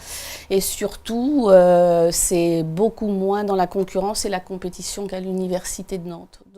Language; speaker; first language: French; native; French